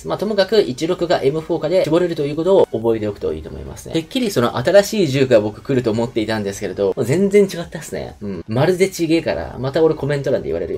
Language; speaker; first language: Japanese; native; Japanese